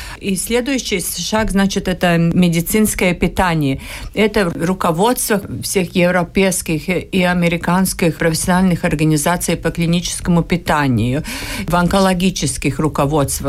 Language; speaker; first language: Russian; non-native, local second language; Latvian